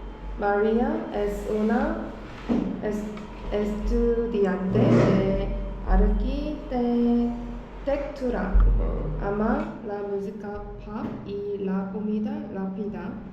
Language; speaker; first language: Spanish; non-native, learner; Korean